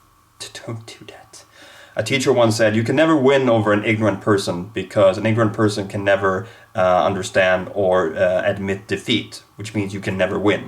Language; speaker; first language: English; non-native, fluent; Swedish